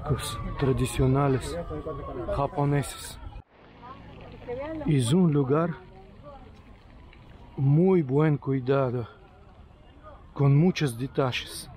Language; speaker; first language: Spanish; non-native, learner; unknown